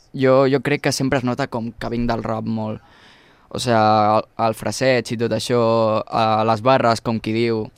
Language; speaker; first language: Catalan; non-native, local second language; Spanish